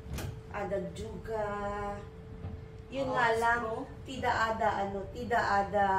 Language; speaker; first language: Indonesian; non-native, learner; Hiligaynon